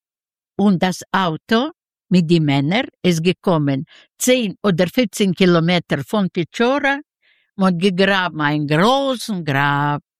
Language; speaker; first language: German; non-native, learner; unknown